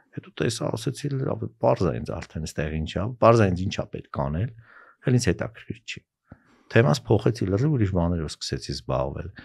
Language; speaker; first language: Armenian; native; Armenian